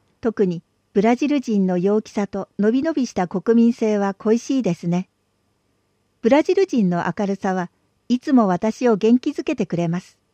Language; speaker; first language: Japanese; native; Japanese